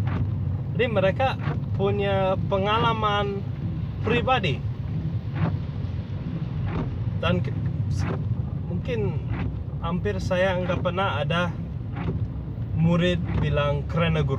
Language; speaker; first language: Indonesian; non-native, fluent; English